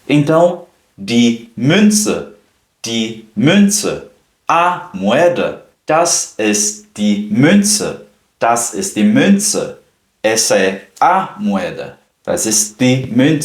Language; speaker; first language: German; non-native, fluent; Portuguese